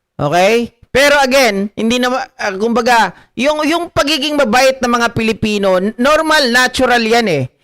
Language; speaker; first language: Filipino; native; Filipino